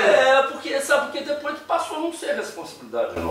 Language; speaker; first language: Portuguese; native; Portuguese